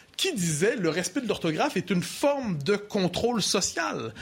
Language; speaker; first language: French; native; French